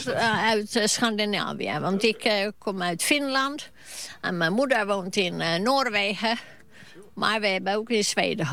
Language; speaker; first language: Dutch; non-native, fluent; Finnish